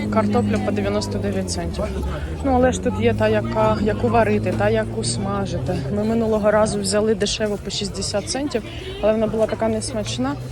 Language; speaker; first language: Ukrainian; native; Ukrainian